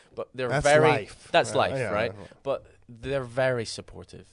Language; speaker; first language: English; native; English